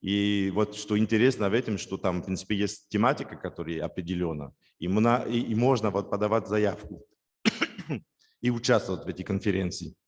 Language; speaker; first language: Russian; non-native, fluent; French